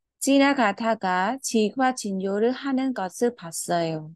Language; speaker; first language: Korean; non-native, fluent; Khmer